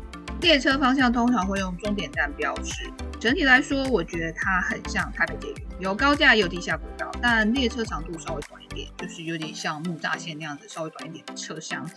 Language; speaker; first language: Chinese; native; Chinese